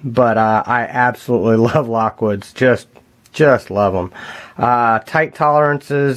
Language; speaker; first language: English; native; English